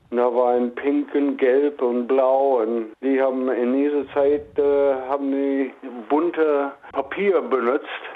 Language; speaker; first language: German; non-native, fluent; English